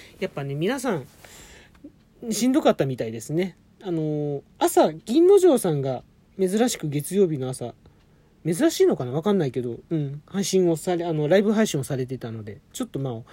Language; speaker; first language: Japanese; native; Japanese